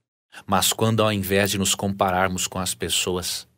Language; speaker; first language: Portuguese; native; Portuguese